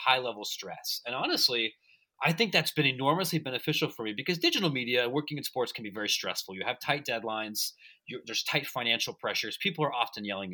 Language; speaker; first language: English; native; English